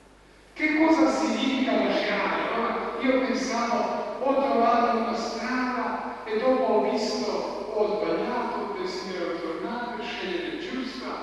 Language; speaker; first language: Italian; non-native, fluent; Croatian